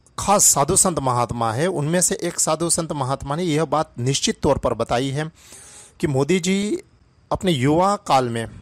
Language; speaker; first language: Hindi; non-native, local second language; Gujarati